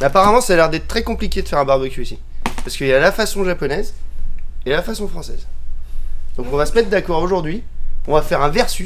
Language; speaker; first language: French; native; French